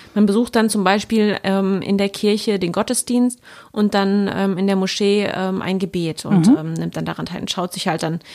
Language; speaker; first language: German; native; German